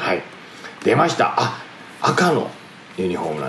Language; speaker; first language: Japanese; native; Japanese